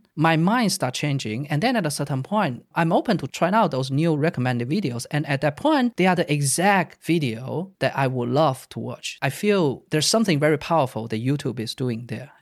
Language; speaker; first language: English; non-native, fluent; Chinese